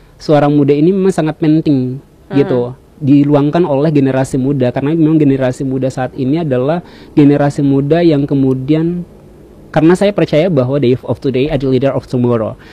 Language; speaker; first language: Indonesian; native; Indonesian